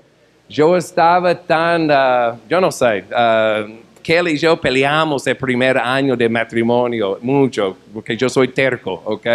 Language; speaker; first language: Spanish; non-native, fluent; English